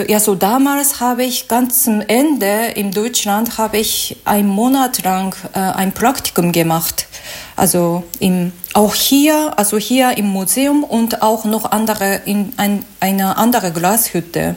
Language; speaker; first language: German; non-native, learner; Japanese